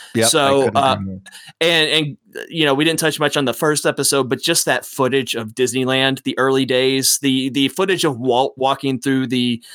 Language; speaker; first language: English; native; English